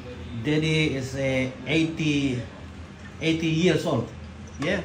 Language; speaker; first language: English; non-native, learner; Indonesian